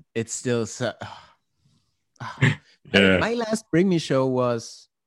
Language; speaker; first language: English; non-native, fluent; German